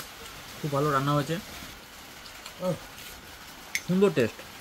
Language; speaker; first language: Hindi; non-native, local second language; Bangla